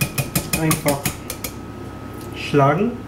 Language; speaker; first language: German; non-native, learner; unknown